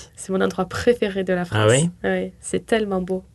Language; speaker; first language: French; native; French